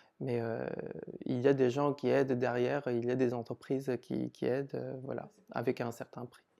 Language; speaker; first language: French; non-native, fluent; Korean